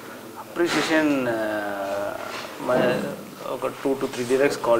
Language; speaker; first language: Telugu; non-native, learner; Tamil